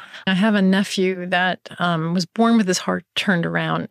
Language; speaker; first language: English; native; English